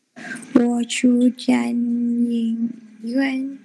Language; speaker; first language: Chinese; non-native, learner; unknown